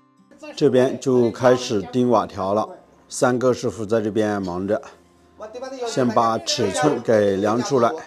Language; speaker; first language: Chinese; native; Chinese